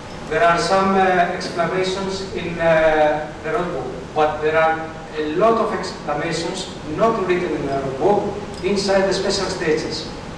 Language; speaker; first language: English; non-native, fluent; Greek